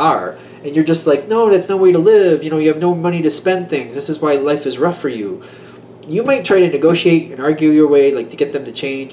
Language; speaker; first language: English; native; English